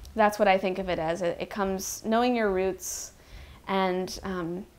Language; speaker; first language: English; native; English